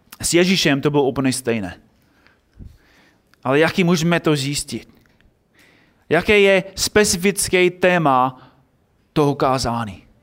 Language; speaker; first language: Czech; non-native, fluent; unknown